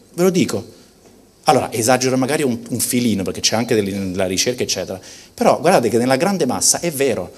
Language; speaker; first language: Italian; early bilingual, heritage; Italian